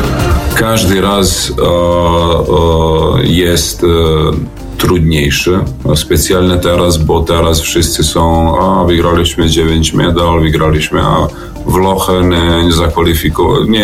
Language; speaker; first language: Polish; non-native, learner; Serbian